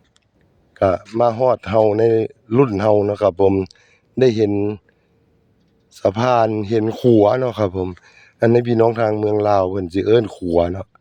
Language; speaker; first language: Thai; non-native, local second language; Northeastern Thai